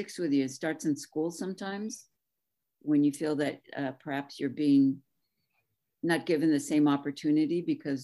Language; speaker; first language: English; native; English